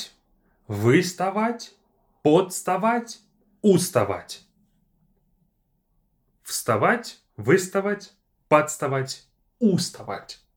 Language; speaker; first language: Russian; native; Russian